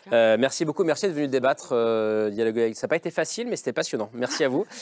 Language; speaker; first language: French; native; French